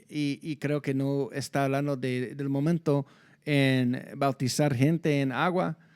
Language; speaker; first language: Spanish; non-native, fluent; English